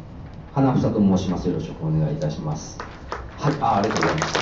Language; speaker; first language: Japanese; native; Japanese